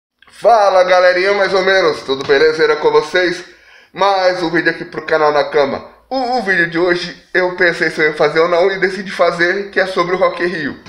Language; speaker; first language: Portuguese; native; Portuguese